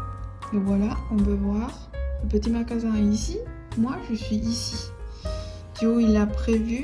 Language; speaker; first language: French; non-native, learner; Chinese